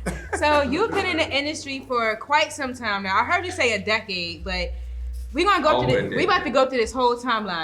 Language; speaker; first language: English; native; English